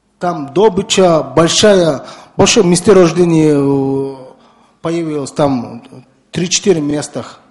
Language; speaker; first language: Russian; non-native, learner; Mongolian